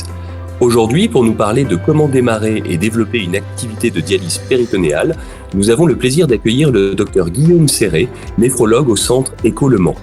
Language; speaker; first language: French; native; French